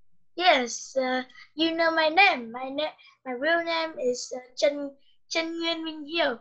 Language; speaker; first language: English; non-native, learner; Vietnamese